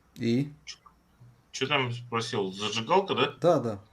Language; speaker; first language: Russian; native; Russian